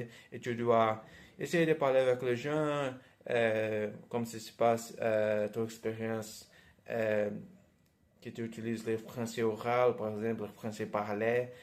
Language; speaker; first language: French; non-native, fluent; Portuguese